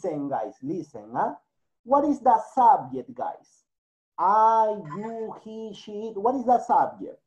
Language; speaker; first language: English; non-native, learner; Spanish